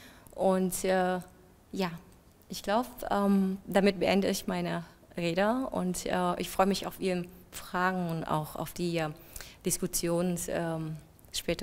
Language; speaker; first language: German; non-native, fluent; Vietnamese